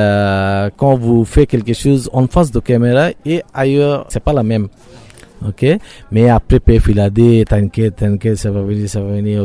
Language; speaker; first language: French; non-native, learner; Bangla